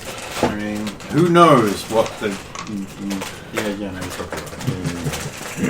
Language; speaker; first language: English; native; English